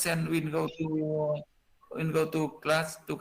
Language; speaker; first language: English; non-native, learner; Vietnamese